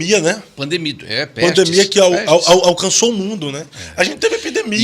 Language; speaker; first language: Portuguese; native; Portuguese